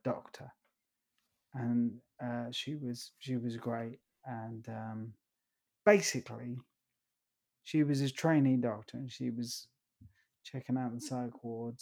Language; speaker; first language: English; native; English